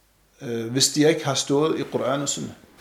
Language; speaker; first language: Danish; non-native, fluent; Arabic